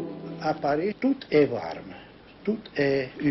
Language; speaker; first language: French; non-native, learner; Hungarian